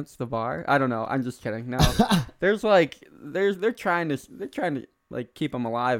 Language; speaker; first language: English; native; English